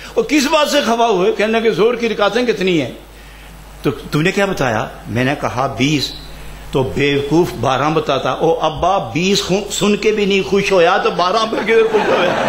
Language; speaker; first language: Urdu; non-native, local second language; Punjabi